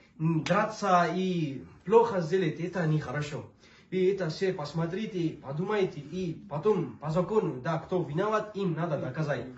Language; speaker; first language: Russian; non-native, learner; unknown